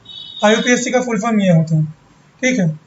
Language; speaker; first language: Hindi; non-native, local second language; Bangla